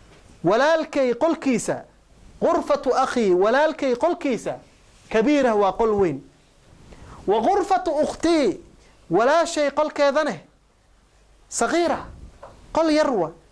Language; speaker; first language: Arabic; non-native, local second language; Somali